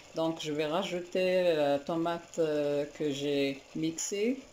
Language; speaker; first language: French; non-native, local second language; Arabic